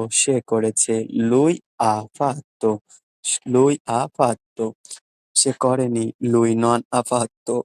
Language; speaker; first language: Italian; non-native, fluent; Bangla